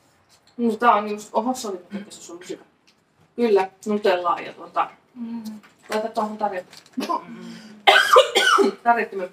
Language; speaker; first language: Finnish; native; Finnish